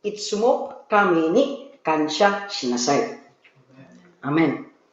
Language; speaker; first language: Japanese; non-native, learner; Filipino